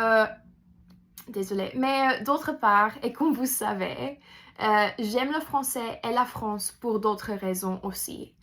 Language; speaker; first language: French; non-native, fluent; English